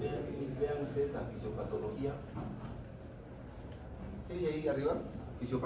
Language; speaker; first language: Spanish; native; Spanish